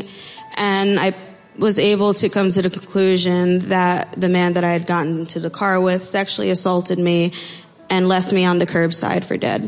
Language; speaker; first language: English; native; English